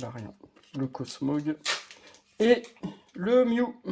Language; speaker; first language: French; native; French